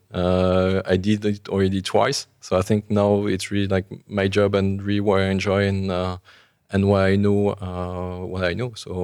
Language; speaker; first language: English; non-native, fluent; French